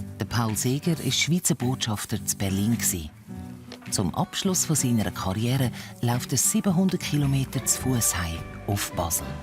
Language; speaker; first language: German; native; German